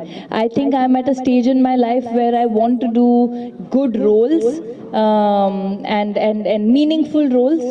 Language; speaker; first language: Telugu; non-native, local second language; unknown